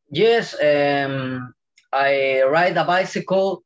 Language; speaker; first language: English; non-native, learner; Spanish